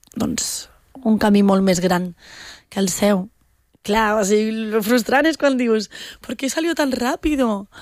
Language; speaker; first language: Catalan; non-native, local second language; Spanish